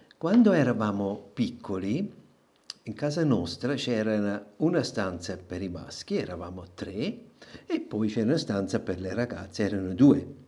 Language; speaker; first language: Italian; non-native, local second language; German